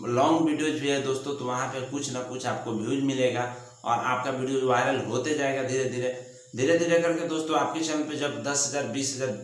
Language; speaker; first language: Hindi; native; Hindi